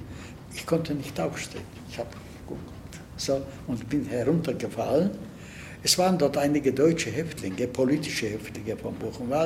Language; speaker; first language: German; non-native, fluent; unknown